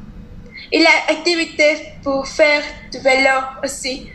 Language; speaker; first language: French; non-native, learner; Spanish